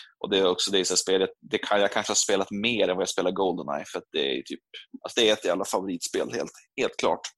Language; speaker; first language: Swedish; native; Swedish